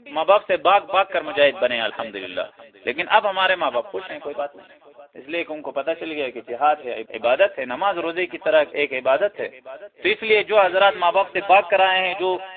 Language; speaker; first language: Urdu; non-native, local second language; Pashto